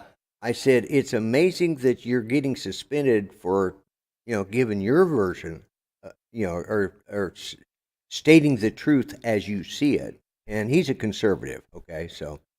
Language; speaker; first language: English; native; English